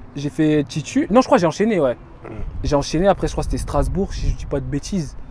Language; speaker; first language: French; native; French